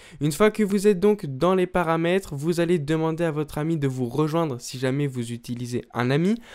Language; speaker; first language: French; native; French